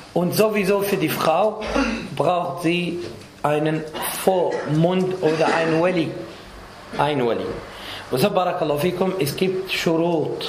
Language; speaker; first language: German; non-native, fluent; Arabic